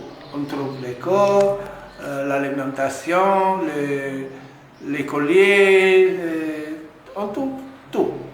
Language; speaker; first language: French; non-native, fluent; Italian